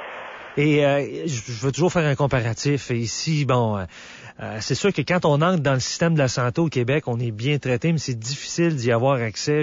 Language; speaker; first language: French; native; French